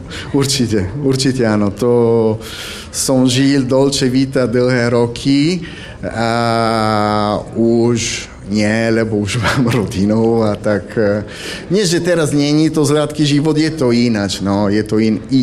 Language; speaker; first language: Slovak; non-native, fluent; Italian